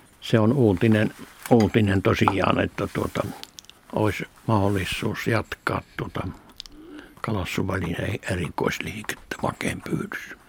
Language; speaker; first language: Finnish; native; Finnish